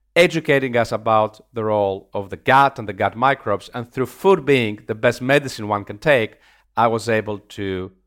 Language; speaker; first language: English; non-native, fluent; Greek